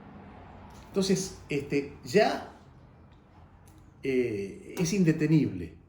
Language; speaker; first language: Spanish; native; Spanish